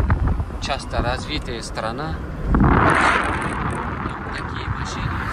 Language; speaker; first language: Russian; non-native, learner; Uzbek